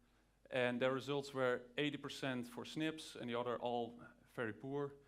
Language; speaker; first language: English; non-native, fluent; Dutch